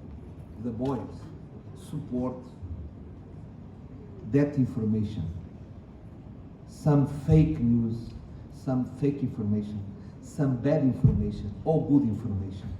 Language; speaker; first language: English; non-native, learner; Portuguese